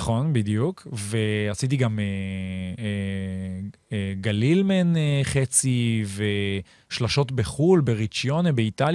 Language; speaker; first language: Hebrew; native; Hebrew